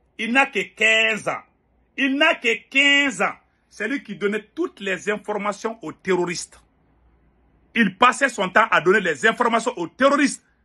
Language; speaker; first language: French; non-native, local second language; Bambara